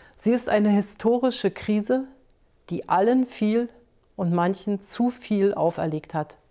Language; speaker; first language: German; native; German